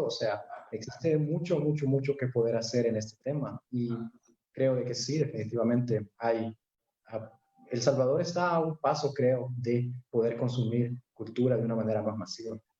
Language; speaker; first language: Spanish; native; Spanish